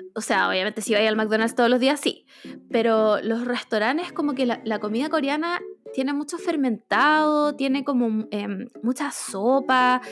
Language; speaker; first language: Spanish; native; Spanish